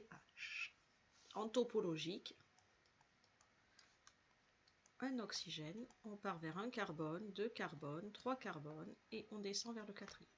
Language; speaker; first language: French; native; French